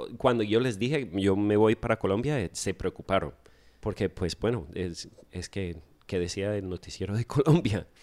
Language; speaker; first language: Spanish; non-native, fluent; English